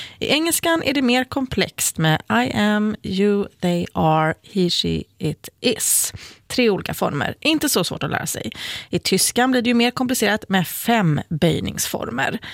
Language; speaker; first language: Swedish; native; Swedish